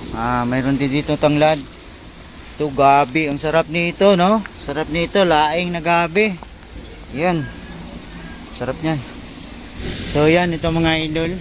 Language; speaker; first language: Filipino; non-native, local second language; Cebuano